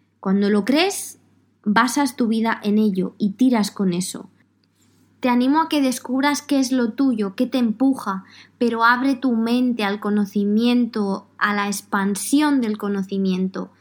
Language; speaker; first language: Spanish; native; Spanish